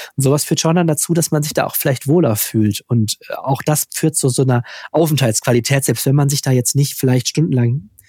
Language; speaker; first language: German; native; German